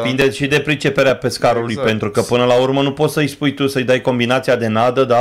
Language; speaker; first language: Romanian; native; Romanian